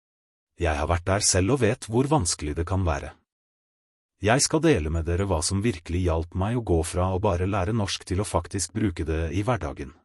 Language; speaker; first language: Norwegian; non-native, fluent; Russian